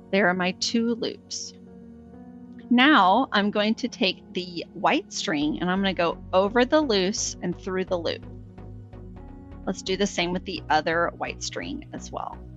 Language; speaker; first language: English; native; English